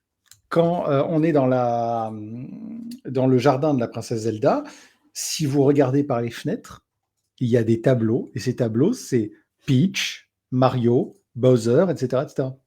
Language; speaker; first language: French; native; French